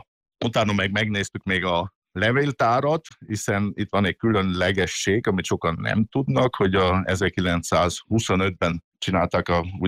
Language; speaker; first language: Hungarian; native; Hungarian